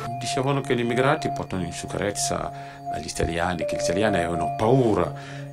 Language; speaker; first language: Italian; non-native, fluent; Wolof